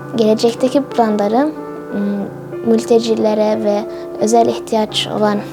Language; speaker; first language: Turkish; early bilingual, other home language; Arabic